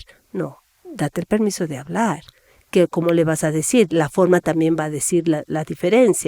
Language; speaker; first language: Spanish; native; Spanish